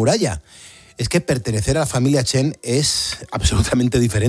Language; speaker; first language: Spanish; native; Spanish